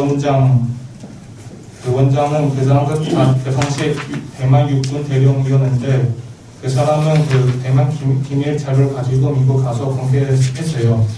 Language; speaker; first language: Korean; non-native, learner; Chinese